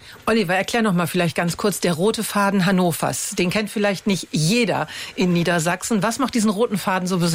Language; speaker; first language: German; native; German